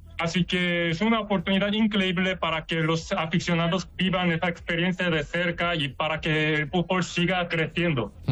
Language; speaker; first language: Spanish; non-native, learner; Korean